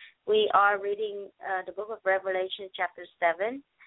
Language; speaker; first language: English; non-native, fluent; Vietnamese